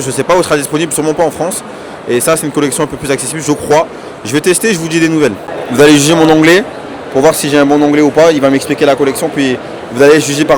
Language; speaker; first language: French; native; French